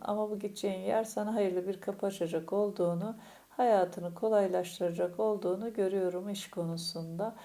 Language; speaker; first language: Turkish; native; Turkish